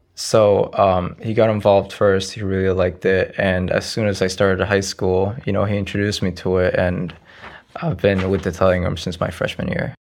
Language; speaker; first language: English; early bilingual, other home language; Arabic